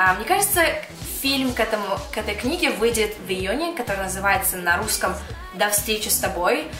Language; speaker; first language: Russian; early bilingual, heritage; Russian